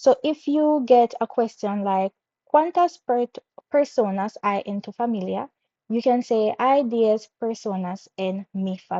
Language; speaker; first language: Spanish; non-native, fluent; English